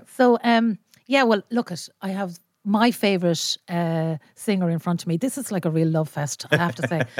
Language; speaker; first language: English; native; English